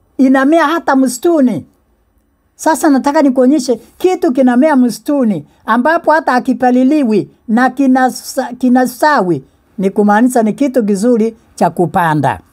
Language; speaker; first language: Swahili; non-native, local second language; Meru